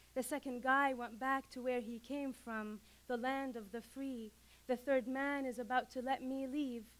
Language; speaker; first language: English; non-native, fluent; Arabic